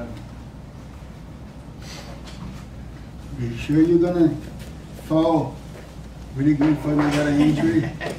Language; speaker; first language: English; non-native, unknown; Portuguese